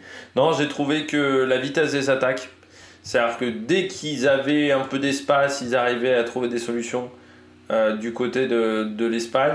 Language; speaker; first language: French; native; French